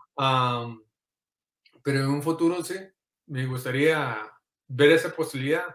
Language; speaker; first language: Spanish; early bilingual, heritage; Spanish